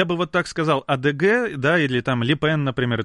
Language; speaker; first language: Russian; native; Russian